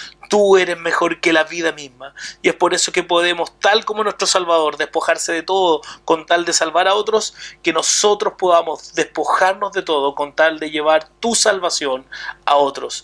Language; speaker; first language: Spanish; native; Spanish